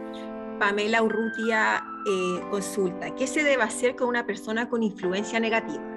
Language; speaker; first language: Spanish; native; Spanish